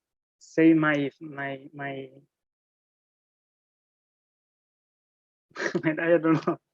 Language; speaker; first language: English; non-native, learner; Spanish